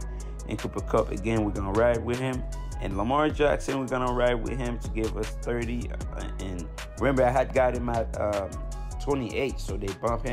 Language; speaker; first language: English; native; English